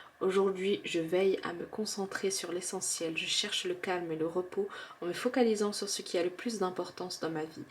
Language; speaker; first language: French; native; French